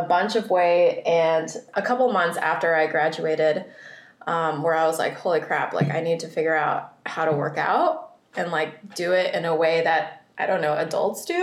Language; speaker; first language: English; early bilingual, other home language; Vietnamese